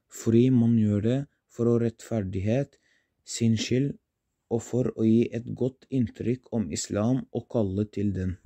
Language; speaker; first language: Norwegian; non-native, fluent; Arabic